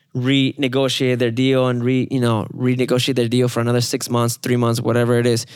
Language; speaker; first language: English; non-native, fluent; Spanish